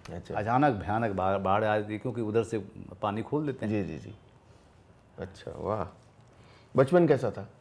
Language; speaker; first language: Hindi; native; Hindi